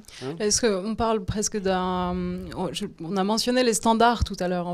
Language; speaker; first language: French; native; French